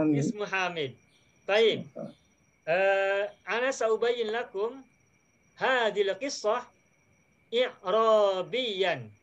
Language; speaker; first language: Arabic; non-native, fluent; Indonesian